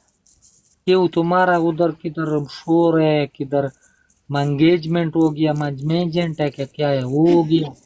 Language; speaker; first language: Hindi; non-native, local second language; Pashto